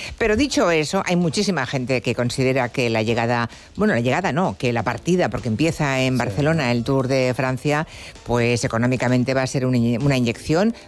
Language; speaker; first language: Spanish; native; Spanish